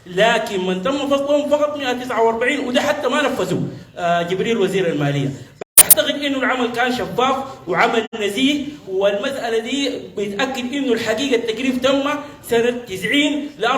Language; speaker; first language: Arabic; native; Arabic